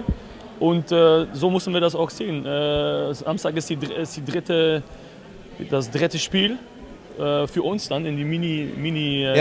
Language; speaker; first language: German; non-native, fluent; Dutch